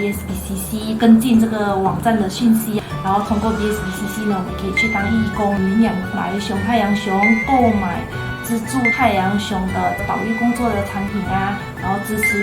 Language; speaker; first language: Chinese; native; Chinese